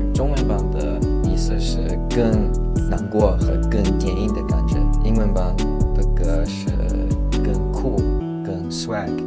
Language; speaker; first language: Chinese; non-native, learner; English